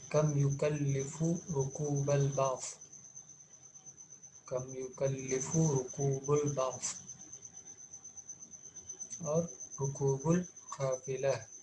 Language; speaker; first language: Arabic; non-native, fluent; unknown